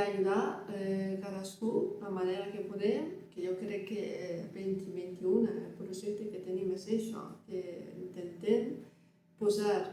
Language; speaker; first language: Catalan; non-native, learner; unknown